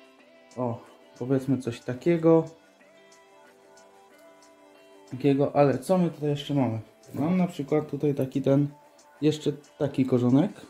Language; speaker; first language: Polish; native; Polish